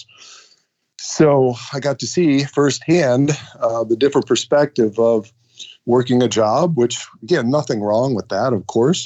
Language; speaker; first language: English; native; English